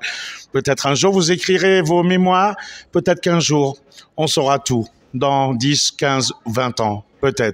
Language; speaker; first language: French; native; French